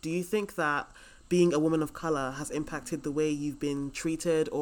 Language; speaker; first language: English; native; English